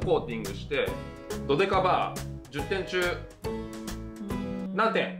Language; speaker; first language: Japanese; native; Japanese